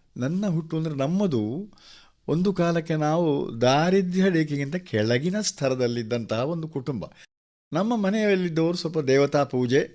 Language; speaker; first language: Kannada; native; Kannada